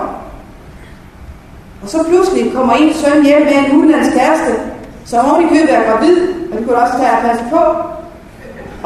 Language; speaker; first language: Danish; native; Danish